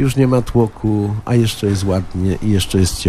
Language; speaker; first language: Polish; native; Polish